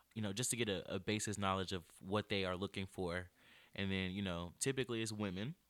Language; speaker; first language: English; native; English